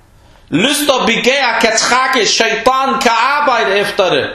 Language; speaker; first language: Danish; early bilingual, other home language; Arabic